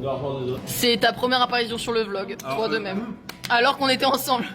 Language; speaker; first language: French; native; French